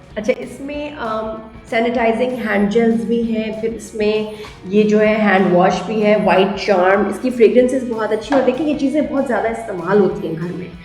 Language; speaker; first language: Urdu; native; Urdu